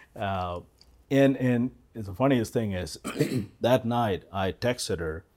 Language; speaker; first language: English; non-native, local second language; Malayalam